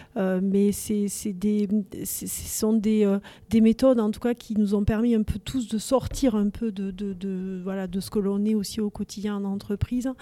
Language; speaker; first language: French; native; French